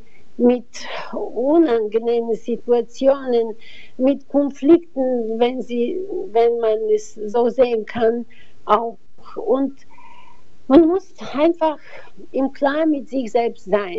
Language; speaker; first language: German; non-native, fluent; Bulgarian